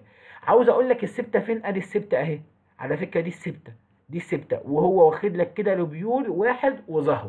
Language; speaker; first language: Arabic; native; Arabic